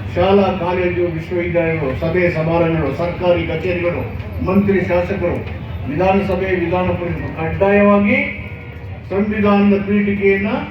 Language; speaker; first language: Kannada; native; Kannada